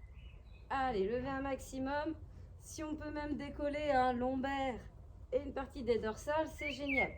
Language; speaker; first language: French; native; French